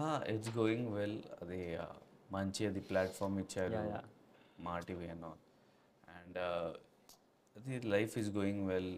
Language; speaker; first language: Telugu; non-native, local second language; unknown